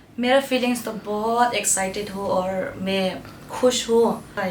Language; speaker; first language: Hindi; non-native, local second language; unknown